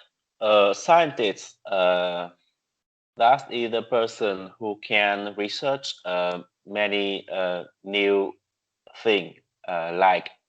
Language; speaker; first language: English; non-native, learner; Vietnamese